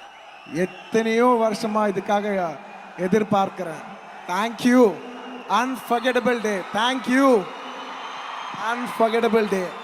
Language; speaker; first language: Tamil; non-native, local second language; Telugu